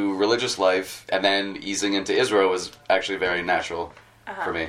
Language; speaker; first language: English; native; English